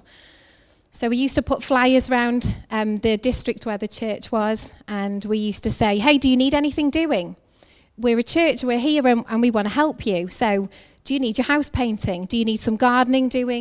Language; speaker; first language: English; native; English